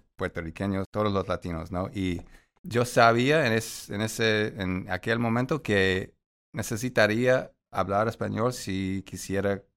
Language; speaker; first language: Spanish; non-native, fluent; English